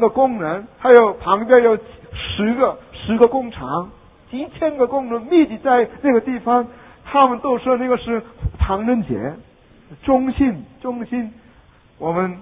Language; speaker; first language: Chinese; non-native, fluent; Korean